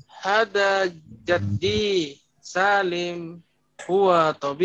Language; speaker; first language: Arabic; non-native, learner; Indonesian